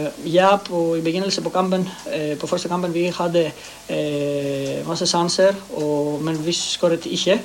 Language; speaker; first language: Norwegian; non-native, learner; Greek